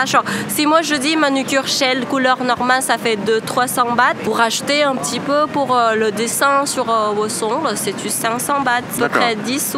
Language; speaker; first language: French; non-native, fluent; Thai